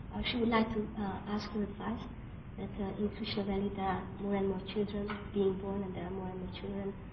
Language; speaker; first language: English; non-native, fluent; Hungarian